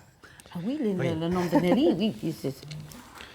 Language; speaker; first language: French; non-native, learner; English